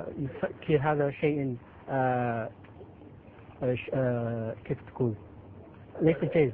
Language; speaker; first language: Arabic; non-native, learner; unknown